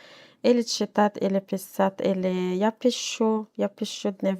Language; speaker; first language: Russian; non-native, learner; Arabic